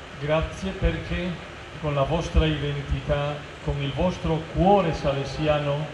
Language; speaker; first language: Italian; non-native, fluent; Spanish